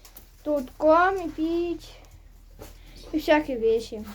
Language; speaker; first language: Russian; early bilingual, heritage; Russian